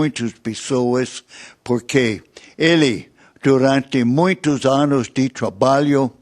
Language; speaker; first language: Portuguese; non-native, fluent; English